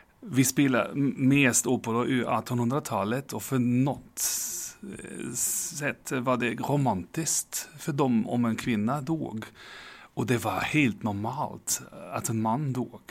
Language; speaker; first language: Swedish; non-native, fluent; German